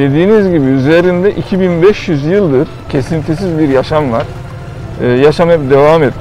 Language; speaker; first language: Turkish; native; Turkish